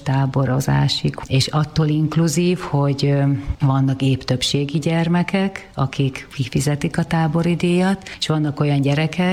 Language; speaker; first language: Hungarian; native; Hungarian